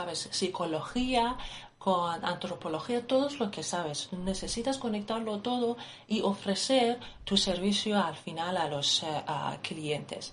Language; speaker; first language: Spanish; non-native, fluent; Persian